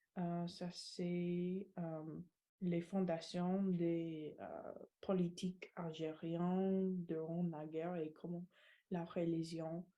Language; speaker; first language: French; non-native, learner; English